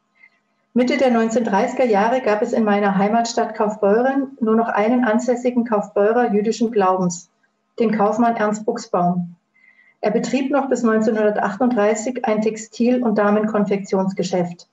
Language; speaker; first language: German; native; German